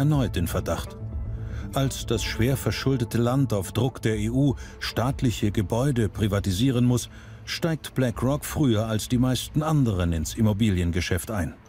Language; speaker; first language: German; native; German